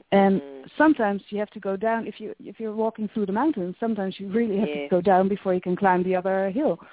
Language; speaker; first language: English; non-native, fluent; Dutch